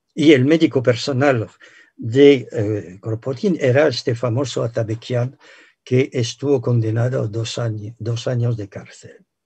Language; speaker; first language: Spanish; non-native, fluent; French